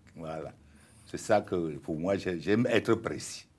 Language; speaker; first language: French; non-native, local second language; Ghomala